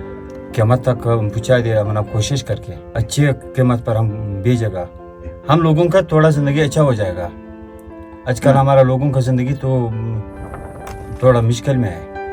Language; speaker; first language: Hindi; non-native, local second language; Pashto